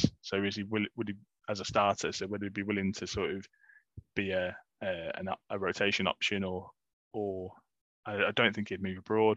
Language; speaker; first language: English; native; English